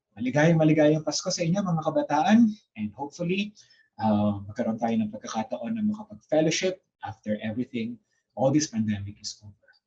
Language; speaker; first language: Filipino; native; Filipino